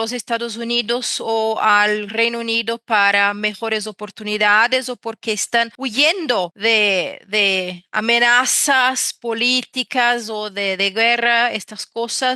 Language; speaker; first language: Spanish; non-native, fluent; Portuguese